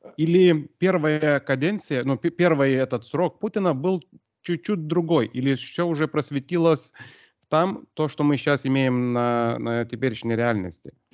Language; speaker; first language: Russian; non-native, local second language; Lithuanian